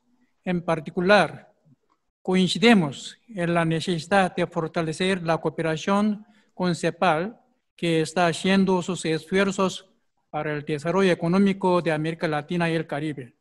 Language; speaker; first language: Spanish; non-native, fluent; Korean